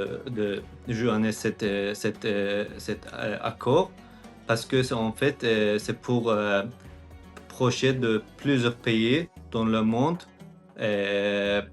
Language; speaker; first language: French; non-native, learner; Azerbaijani